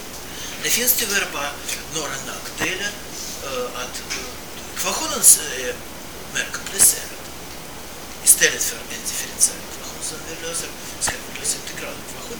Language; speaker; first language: Swedish; non-native, fluent; Russian